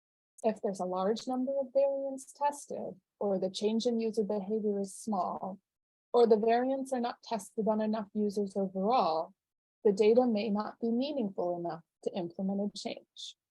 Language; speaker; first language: English; native; English